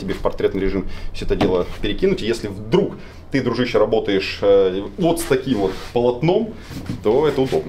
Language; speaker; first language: Russian; native; Russian